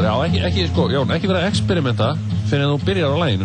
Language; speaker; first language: Icelandic; native; Icelandic